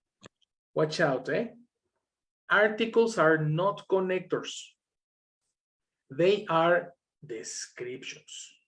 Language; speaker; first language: English; non-native, fluent; Spanish